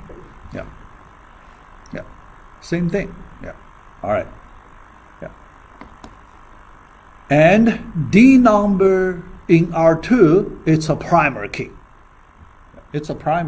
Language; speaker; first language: English; non-native, fluent; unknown